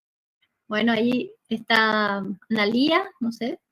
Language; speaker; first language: Spanish; native; Spanish